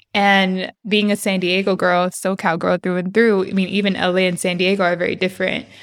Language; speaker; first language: English; early bilingual, other home language; Spanish